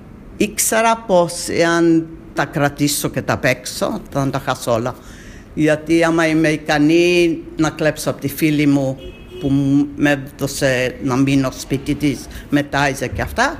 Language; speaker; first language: Greek; early bilingual, heritage; Greek